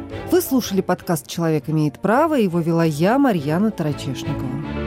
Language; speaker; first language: Russian; native; Russian